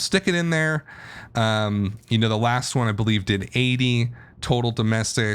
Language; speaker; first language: English; native; English